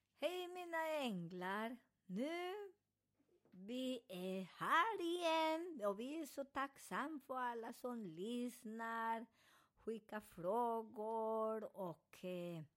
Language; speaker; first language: Swedish; non-native, fluent; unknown